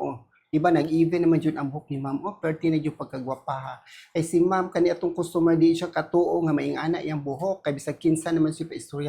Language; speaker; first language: Cebuano; native; Cebuano